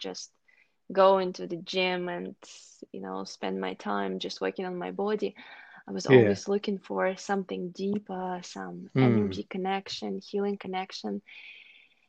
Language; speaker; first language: English; non-native, fluent; Russian